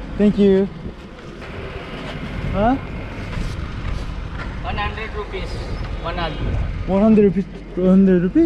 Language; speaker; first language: English; non-native, learner; Korean